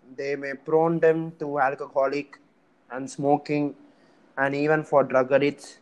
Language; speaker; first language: English; non-native, local second language; Tamil